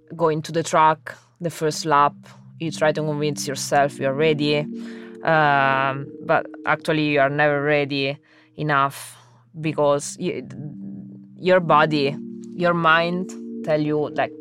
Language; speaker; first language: English; non-native, fluent; Italian